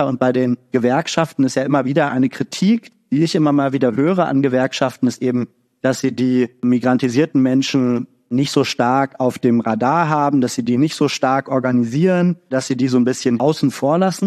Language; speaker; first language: German; native; German